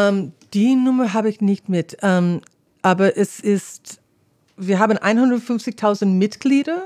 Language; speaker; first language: German; non-native, fluent; English